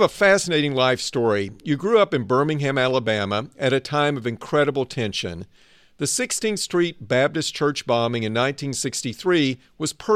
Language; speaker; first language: English; native; English